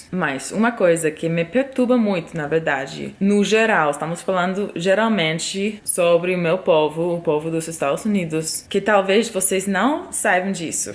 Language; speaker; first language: Portuguese; non-native, fluent; English